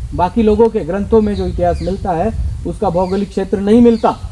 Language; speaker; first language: Hindi; non-native, local second language; Marathi